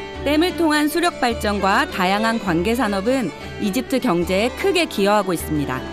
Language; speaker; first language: Korean; native; Korean